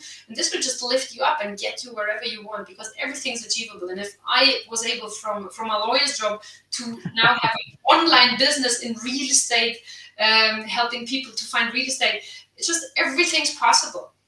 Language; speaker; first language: English; non-native, fluent; German